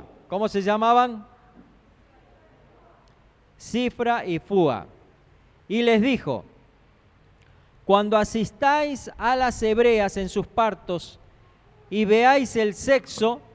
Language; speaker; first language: Spanish; native; Spanish